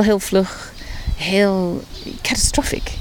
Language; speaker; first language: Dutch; early bilingual, heritage; Dutch